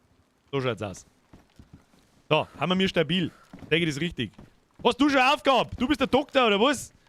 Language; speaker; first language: German; native; German